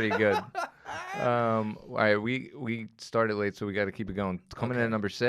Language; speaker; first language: English; native; English